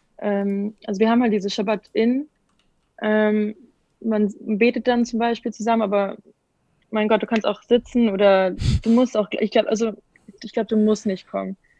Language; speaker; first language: German; native; German